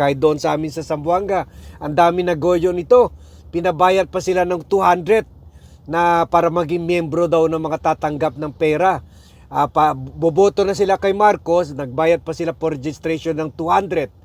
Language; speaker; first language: Filipino; native; Filipino